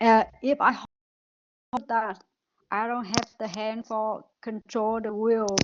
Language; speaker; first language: English; non-native, learner; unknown